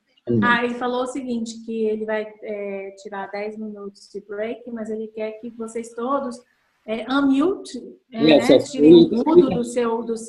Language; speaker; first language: Portuguese; native; Portuguese